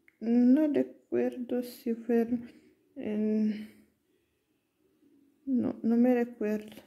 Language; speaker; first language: Spanish; non-native, learner; Italian